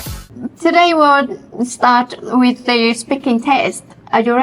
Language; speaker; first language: English; non-native, fluent; Vietnamese